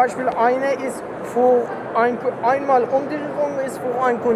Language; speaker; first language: German; non-native, learner; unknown